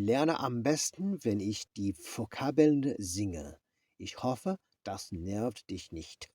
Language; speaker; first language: German; non-native, learner; English